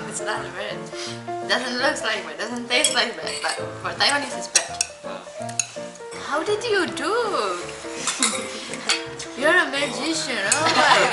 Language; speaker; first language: English; non-native, fluent; Czech